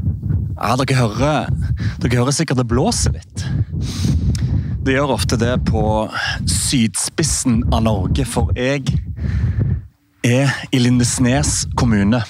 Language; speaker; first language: Norwegian; native; Norwegian